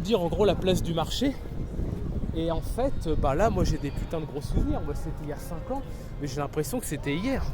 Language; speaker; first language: French; native; French